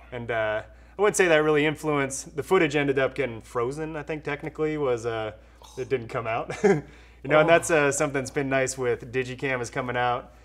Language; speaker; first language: English; native; English